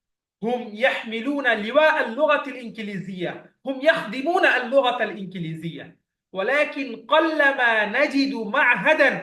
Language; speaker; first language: Arabic; non-native, fluent; Bangla